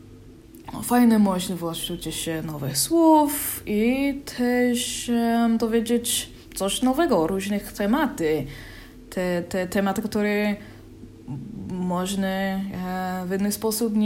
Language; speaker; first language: Polish; non-native, learner; English